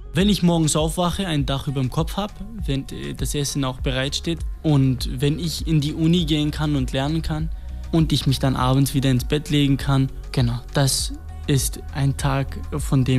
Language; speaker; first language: German; non-native, fluent; Kurdish